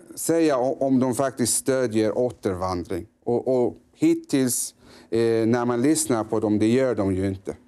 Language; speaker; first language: Swedish; early bilingual, other home language; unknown